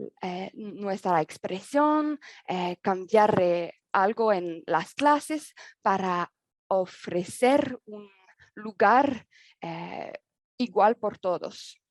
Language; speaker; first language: Spanish; non-native, learner; French